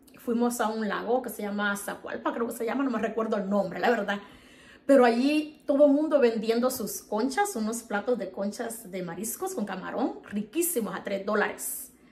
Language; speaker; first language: Spanish; native; Spanish